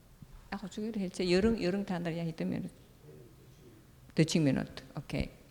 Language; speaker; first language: Mongolian; non-native, fluent; Korean